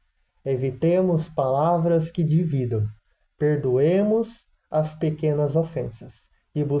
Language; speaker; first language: Portuguese; native; Portuguese